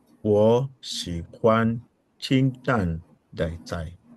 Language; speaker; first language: Chinese; non-native, learner; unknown